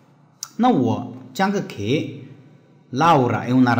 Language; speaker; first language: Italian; non-native, fluent; Chinese